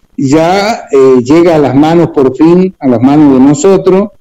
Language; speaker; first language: Spanish; native; Spanish